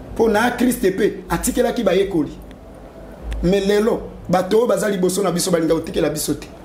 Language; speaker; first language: Lingala; native; Lingala